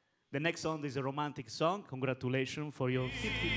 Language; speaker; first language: English; non-native, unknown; Italian